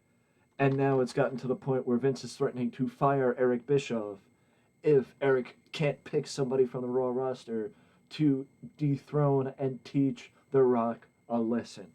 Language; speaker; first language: English; native; English